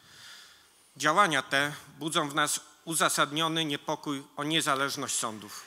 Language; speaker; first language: Polish; native; Polish